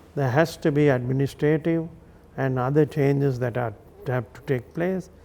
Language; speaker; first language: English; non-native, local second language; Sinhala